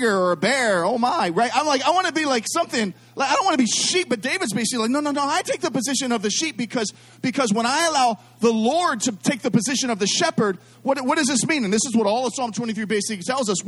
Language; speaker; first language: English; native; English